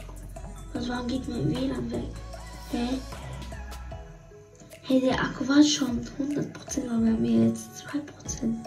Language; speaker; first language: German; early bilingual, other home language; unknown